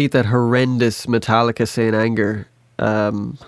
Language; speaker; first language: English; native; English